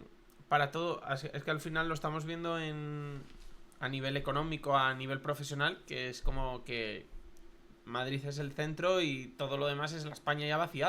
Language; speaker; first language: Spanish; native; Spanish